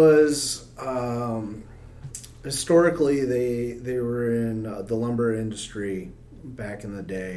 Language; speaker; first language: English; native; English